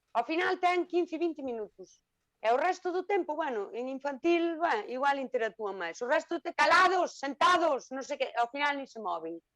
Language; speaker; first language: Galician; native; Galician